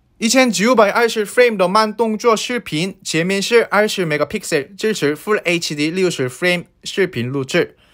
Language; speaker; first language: Chinese; non-native, fluent; Korean